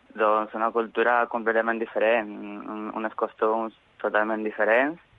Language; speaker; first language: Catalan; early bilingual, other home language; Spanish